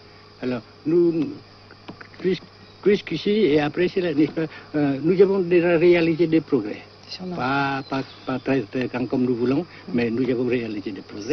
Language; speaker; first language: French; non-native, local second language; Vietnamese